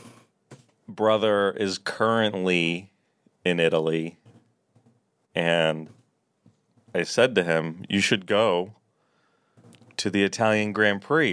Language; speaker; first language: English; native; English